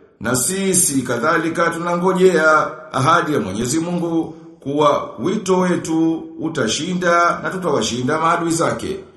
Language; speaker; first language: Swahili; native; Swahili